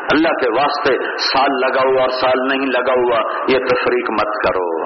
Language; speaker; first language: Urdu; non-native, local second language; Punjabi